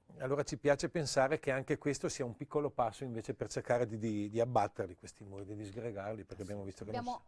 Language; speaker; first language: Italian; native; Italian